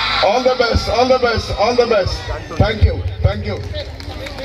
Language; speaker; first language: English; non-native, local second language; Telugu